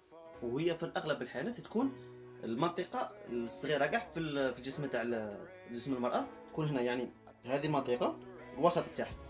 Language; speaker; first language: Arabic; native; Arabic